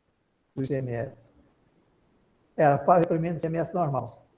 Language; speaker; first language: Portuguese; native; Portuguese